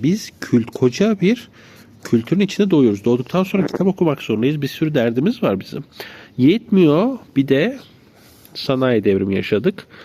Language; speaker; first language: Turkish; native; Turkish